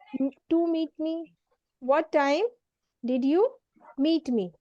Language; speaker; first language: English; non-native, fluent; Hindi